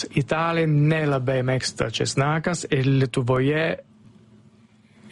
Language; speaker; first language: Lithuanian; non-native, learner; Italian